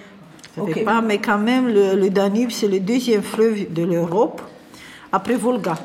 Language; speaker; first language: French; non-native, fluent; Romanian